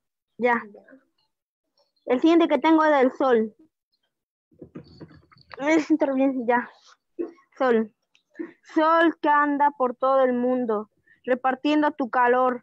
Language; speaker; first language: Spanish; native; Spanish